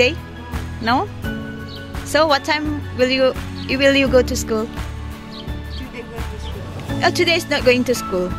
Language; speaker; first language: English; non-native, learner; Indonesian